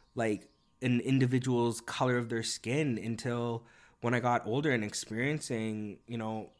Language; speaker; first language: English; non-native, fluent; Korean